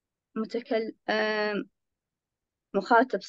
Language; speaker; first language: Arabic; non-native, learner; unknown